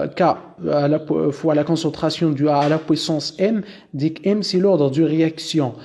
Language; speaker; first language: French; non-native, local second language; Arabic